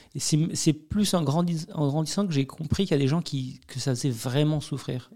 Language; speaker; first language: French; native; French